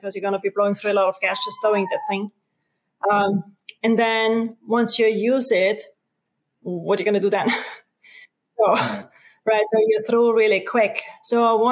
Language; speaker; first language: English; non-native, fluent; German